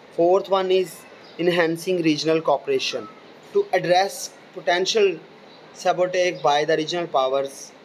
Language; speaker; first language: English; non-native, local second language; Urdu